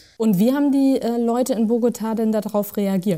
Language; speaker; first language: German; native; German